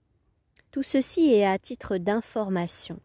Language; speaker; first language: French; native; French